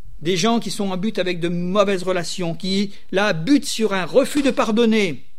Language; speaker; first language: French; native; French